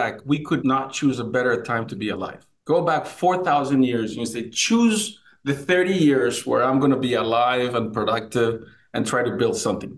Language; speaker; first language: English; non-native, fluent; Spanish